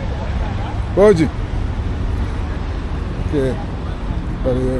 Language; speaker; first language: Spanish; non-native, learner; English